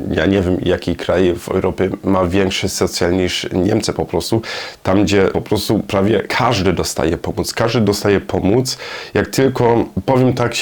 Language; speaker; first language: Polish; non-native, learner; German